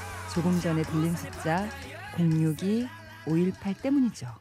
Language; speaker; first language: Korean; native; Korean